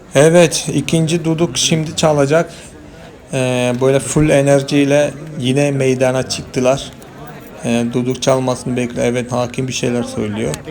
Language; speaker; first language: Turkish; non-native, fluent; Malayalam